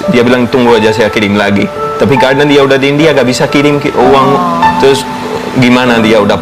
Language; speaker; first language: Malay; non-native, fluent; Hindi